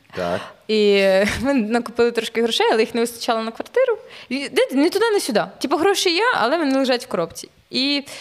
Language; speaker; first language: Ukrainian; non-native, local second language; Russian